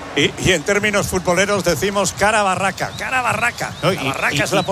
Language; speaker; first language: Spanish; native; Spanish